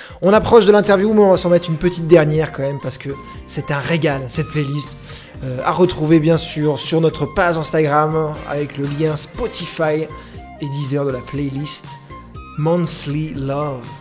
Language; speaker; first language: French; native; French